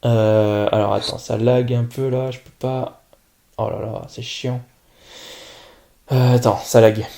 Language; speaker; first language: French; native; French